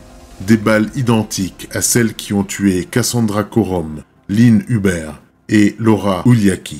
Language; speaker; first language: French; native; French